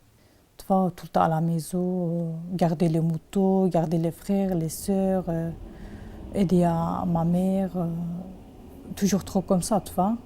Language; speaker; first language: French; non-native, learner; Turkish